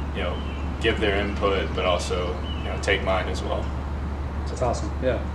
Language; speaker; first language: English; native; English